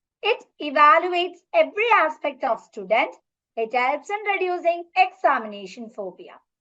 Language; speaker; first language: English; non-native, local second language; Malayalam